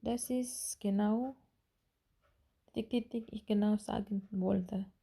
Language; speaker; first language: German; non-native, learner; Indonesian